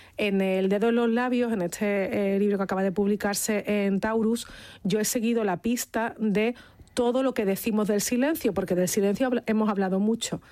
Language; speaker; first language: Spanish; native; Spanish